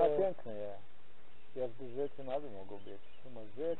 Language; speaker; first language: Polish; non-native, learner; Ukrainian